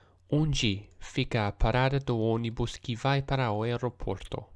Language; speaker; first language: Portuguese; non-native, learner; English